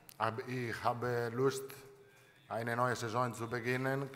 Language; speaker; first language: German; non-native, learner; Italian